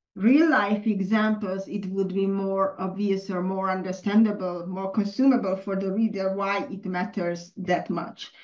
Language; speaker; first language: English; non-native, fluent; Hungarian